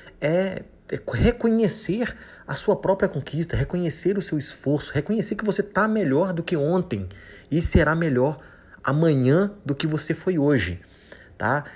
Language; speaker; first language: Portuguese; native; Portuguese